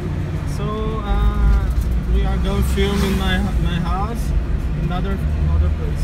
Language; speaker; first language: English; non-native, learner; Portuguese